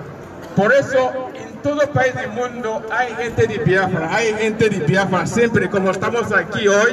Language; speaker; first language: Spanish; non-native, learner; Igbo